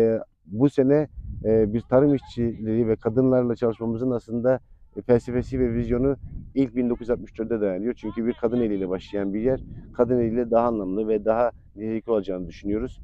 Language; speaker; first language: Turkish; native; Turkish